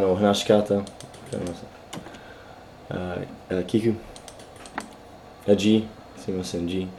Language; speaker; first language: Japanese; non-native, learner; English